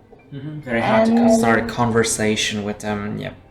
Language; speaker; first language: English; non-native, fluent; Vietnamese